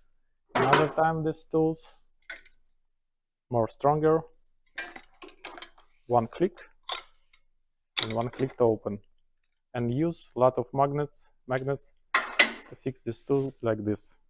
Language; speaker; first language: English; non-native, learner; Ukrainian